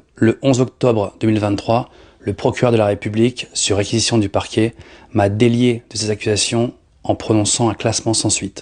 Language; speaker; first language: French; native; French